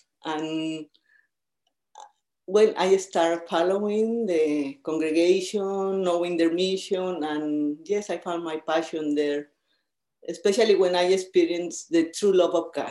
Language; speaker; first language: English; non-native, fluent; Spanish